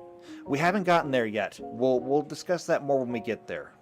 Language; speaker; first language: English; native; English